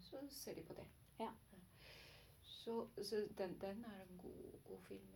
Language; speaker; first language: Norwegian; non-native, learner; Chinese